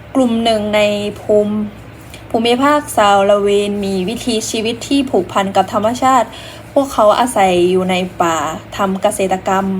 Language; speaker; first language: Thai; non-native, fluent; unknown